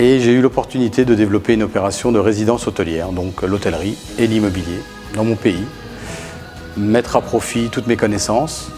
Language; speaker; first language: French; early bilingual, other home language; Arabic